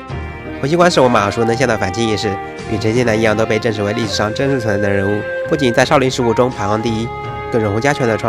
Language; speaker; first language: Chinese; native; Chinese